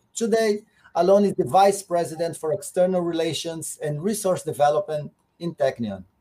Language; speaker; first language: English; non-native, fluent; Portuguese